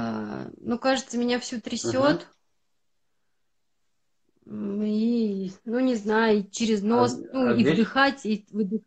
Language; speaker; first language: Russian; native; Russian